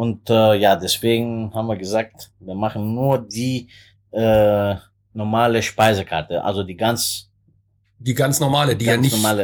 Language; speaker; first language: German; non-native, fluent; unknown